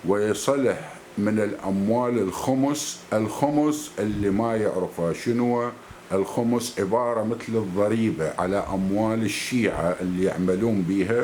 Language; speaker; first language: Arabic; native; Arabic